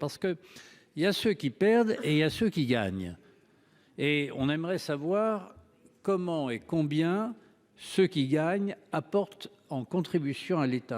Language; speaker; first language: French; native; French